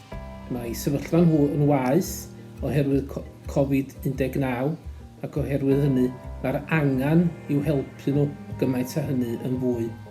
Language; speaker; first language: Welsh; native; Welsh